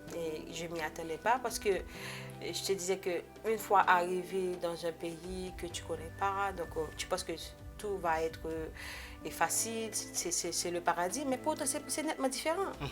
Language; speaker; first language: French; non-native, local second language; Haitian Creole